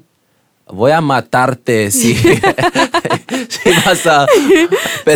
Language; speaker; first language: Spanish; non-native, learner; English